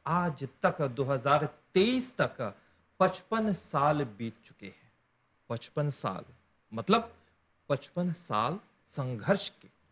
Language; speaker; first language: Hindi; non-native, local second language; Morisyen